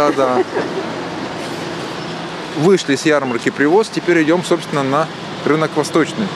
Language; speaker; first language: Russian; native; Russian